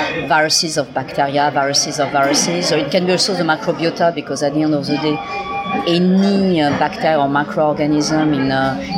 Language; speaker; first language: English; non-native, fluent; French